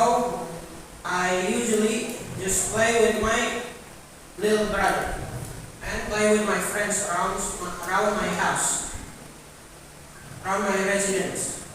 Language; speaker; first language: English; non-native, learner; Indonesian